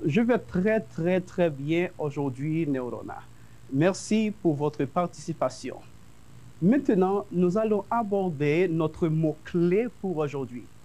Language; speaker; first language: French; non-native, fluent; Spanish